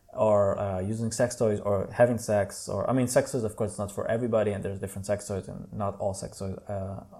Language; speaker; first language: English; non-native, fluent; Hebrew